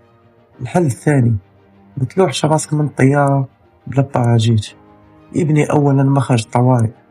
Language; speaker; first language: Arabic; native; Arabic